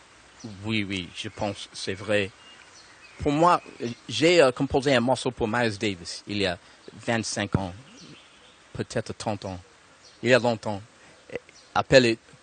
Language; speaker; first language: French; non-native, learner; English